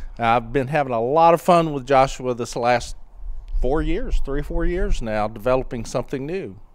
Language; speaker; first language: English; native; English